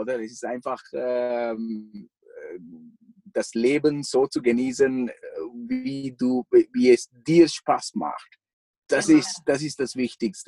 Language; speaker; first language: German; non-native, fluent; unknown